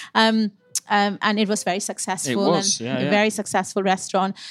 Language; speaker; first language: English; non-native, local second language; Punjabi